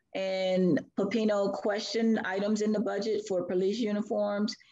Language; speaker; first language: English; native; English